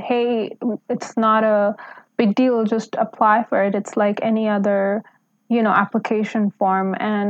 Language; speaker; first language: English; non-native, local second language; Hindi